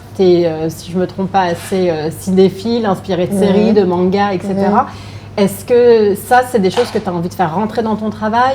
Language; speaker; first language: French; native; French